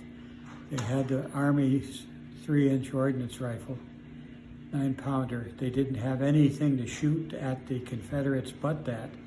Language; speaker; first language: English; native; English